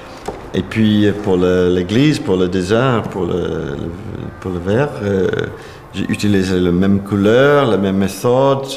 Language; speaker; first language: French; non-native, learner; English